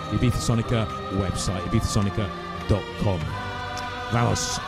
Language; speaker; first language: English; native; English